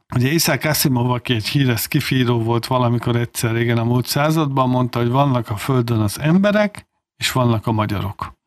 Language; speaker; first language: Hungarian; native; Hungarian